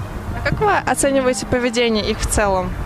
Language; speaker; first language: Russian; native; Russian